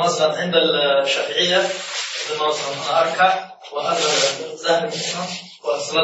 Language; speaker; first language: Arabic; non-native, learner; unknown